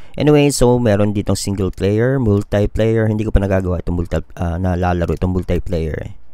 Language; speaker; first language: Filipino; native; Filipino